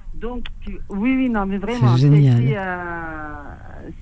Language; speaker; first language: French; non-native, local second language; Arabic